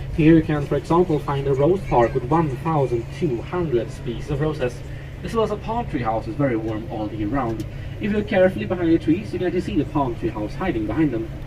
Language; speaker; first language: English; non-native, fluent; Swedish